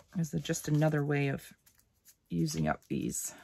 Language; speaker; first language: English; native; English